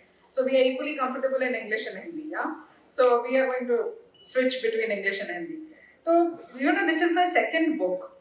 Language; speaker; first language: English; non-native, local second language; Hindi